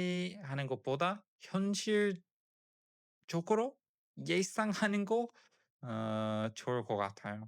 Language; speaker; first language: Korean; non-native, learner; English